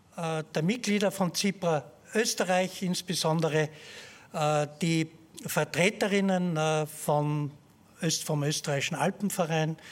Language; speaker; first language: German; native; German